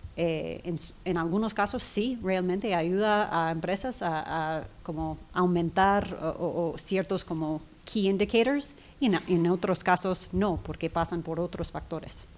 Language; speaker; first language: Spanish; early bilingual, heritage; Spanish